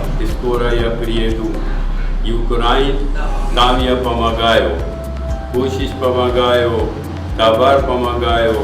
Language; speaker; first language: Russian; non-native, learner; Urdu